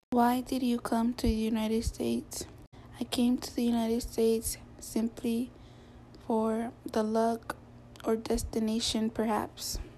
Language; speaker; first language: English; early bilingual, other home language; Spanish